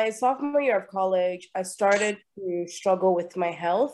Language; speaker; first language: English; non-native, local second language; Yoruba